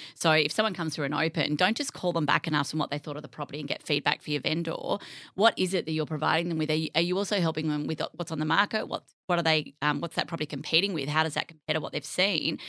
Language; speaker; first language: English; native; English